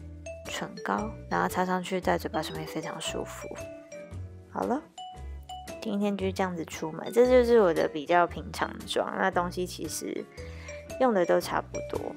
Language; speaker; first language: Chinese; native; Chinese